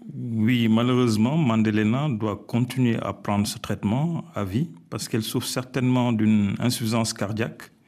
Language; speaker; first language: French; non-native, local second language; Wolof